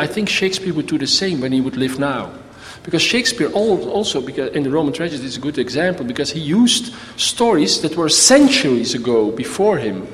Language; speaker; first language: English; non-native, fluent; Dutch